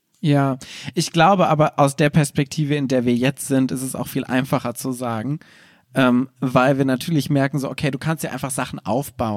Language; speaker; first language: German; native; German